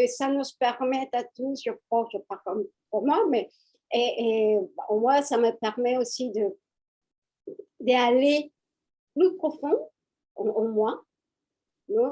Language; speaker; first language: French; non-native, fluent; Spanish